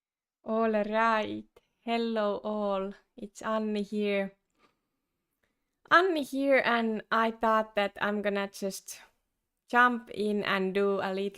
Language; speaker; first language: English; non-native, fluent; Finnish